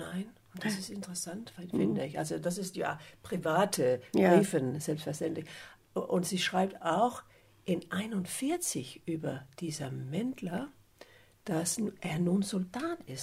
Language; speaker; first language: German; non-native, fluent; Danish